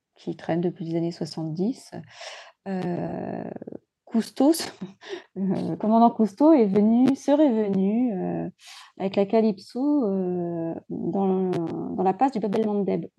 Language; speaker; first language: French; native; French